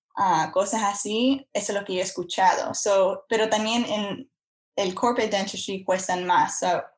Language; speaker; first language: Spanish; early bilingual, heritage; Spanish